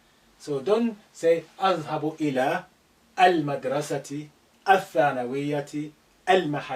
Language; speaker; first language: Arabic; non-native, fluent; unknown